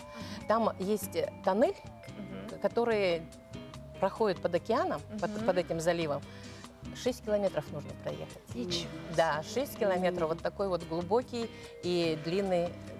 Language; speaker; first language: Russian; native; Russian